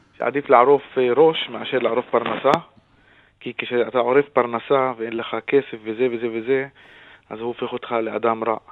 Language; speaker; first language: Hebrew; non-native, local second language; Arabic